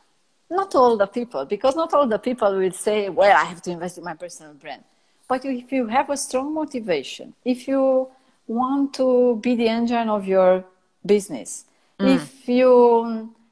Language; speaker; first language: English; non-native, fluent; Romanian